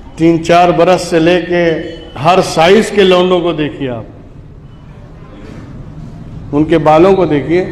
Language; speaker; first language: Urdu; native; Urdu